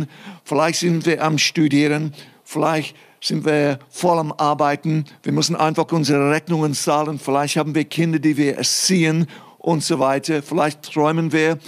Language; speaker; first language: German; non-native, fluent; English